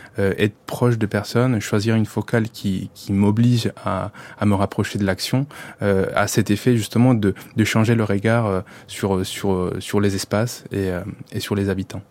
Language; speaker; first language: French; non-native, fluent; Spanish